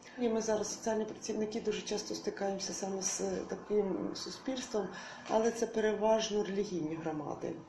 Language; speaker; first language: Ukrainian; native; Ukrainian